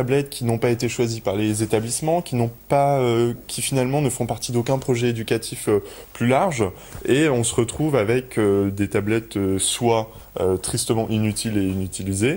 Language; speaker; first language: French; native; French